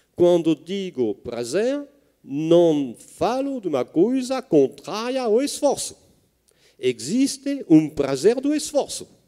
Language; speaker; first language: Portuguese; non-native, fluent; French